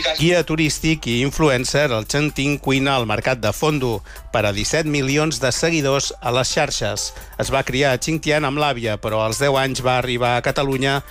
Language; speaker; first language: Catalan; native; Catalan